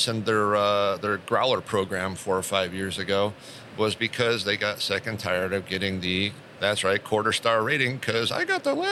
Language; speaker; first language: English; native; English